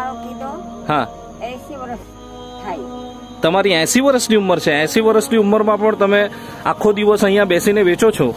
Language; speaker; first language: Hindi; non-native, local second language; Gujarati